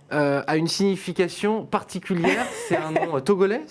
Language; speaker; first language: French; native; French